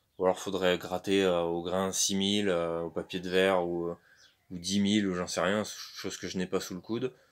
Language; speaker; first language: French; native; French